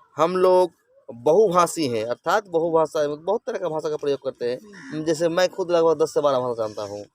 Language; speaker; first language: Hindi; native; Hindi